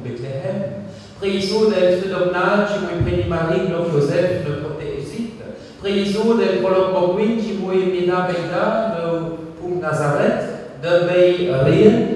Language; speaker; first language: Khmer; non-native, fluent; French